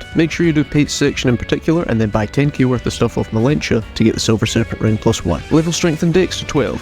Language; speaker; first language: English; native; English